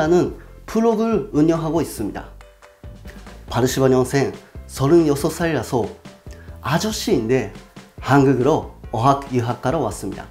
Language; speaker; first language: Korean; non-native, learner; Japanese